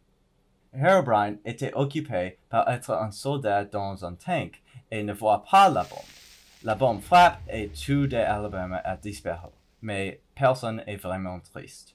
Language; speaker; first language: French; non-native, learner; English